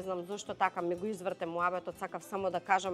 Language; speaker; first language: Macedonian; native; Macedonian